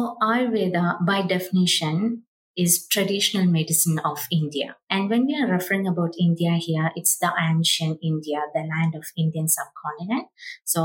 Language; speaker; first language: English; non-native, local second language; Malayalam